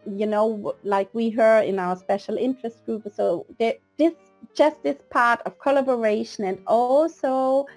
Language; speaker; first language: English; non-native, fluent; German